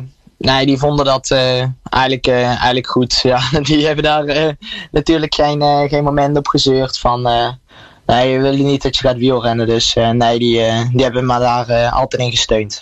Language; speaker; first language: Dutch; native; Dutch